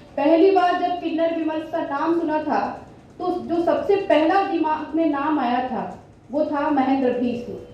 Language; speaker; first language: Hindi; native; Hindi